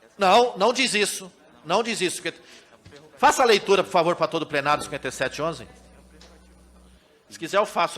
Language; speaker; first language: Portuguese; native; Portuguese